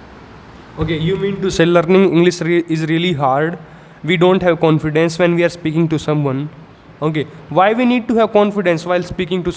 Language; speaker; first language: English; non-native, local second language; Hindi